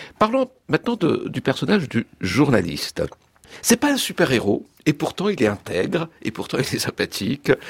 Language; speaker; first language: French; native; French